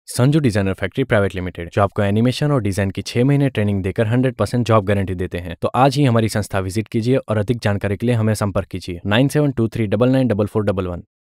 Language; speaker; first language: Hindi; non-native, local second language; Gujarati